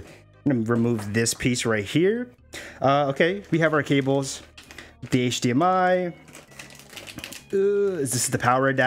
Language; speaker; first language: English; native; English